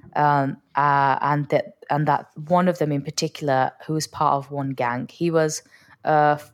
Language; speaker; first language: English; native; English